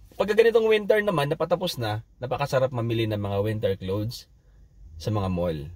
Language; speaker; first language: Filipino; non-native, local second language; Cebuano